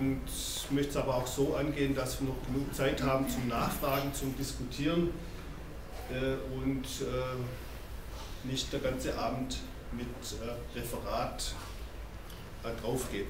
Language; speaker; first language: German; native; German